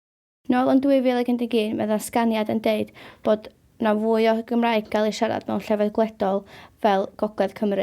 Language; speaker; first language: Welsh; native; Welsh